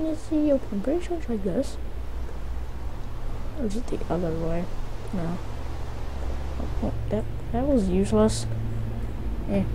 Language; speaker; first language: English; native; English